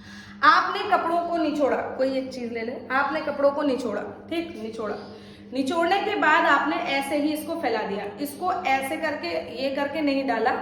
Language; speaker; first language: Hindi; native; Hindi